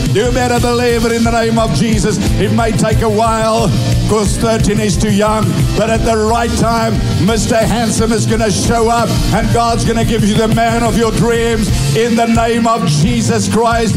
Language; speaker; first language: English; non-native, local second language; Afrikaans